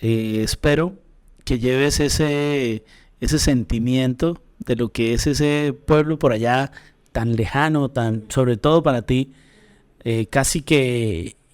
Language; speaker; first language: Spanish; native; Spanish